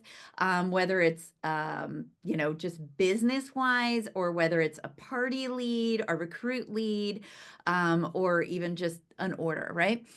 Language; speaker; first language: English; native; English